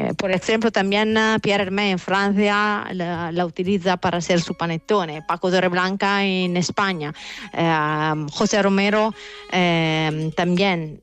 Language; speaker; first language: Spanish; non-native, learner; Italian